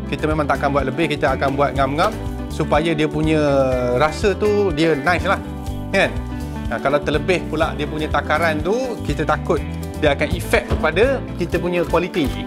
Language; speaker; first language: Malay; native; Malay